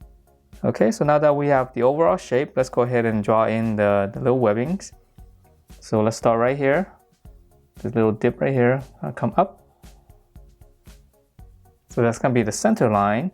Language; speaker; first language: English; native; English